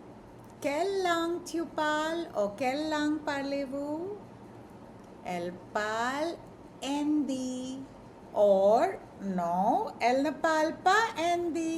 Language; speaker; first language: French; non-native, fluent; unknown